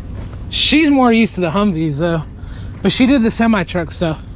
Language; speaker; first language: English; native; English